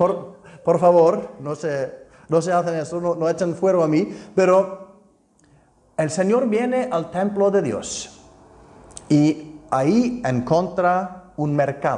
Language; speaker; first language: Spanish; non-native, fluent; Icelandic